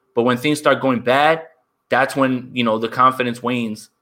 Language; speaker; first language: English; native; English